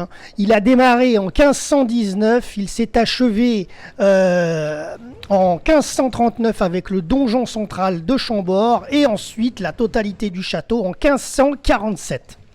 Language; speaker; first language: French; native; French